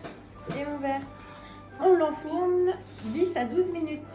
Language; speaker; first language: French; native; French